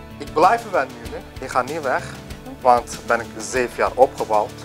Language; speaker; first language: Dutch; non-native, learner; Turkish